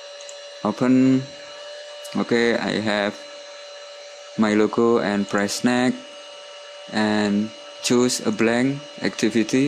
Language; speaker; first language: English; non-native, learner; Indonesian